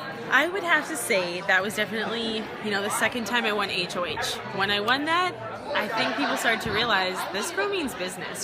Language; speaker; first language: English; native; English